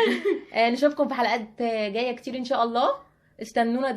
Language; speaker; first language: Arabic; native; Arabic